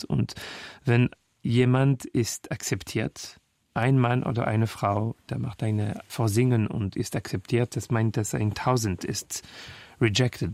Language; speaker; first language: German; non-native, fluent; French